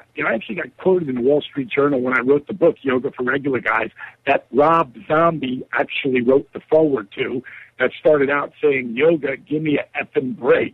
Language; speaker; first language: English; native; English